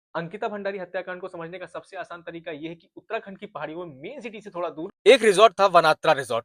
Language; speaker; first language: Hindi; native; Hindi